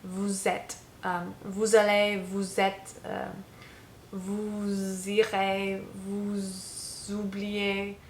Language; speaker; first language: French; non-native, learner; English